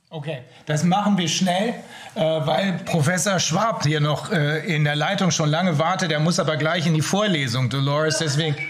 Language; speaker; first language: German; native; German